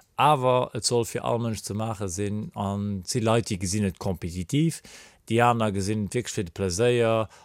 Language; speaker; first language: Luxembourgish; native; Luxembourgish